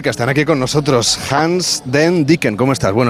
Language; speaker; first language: Spanish; native; Spanish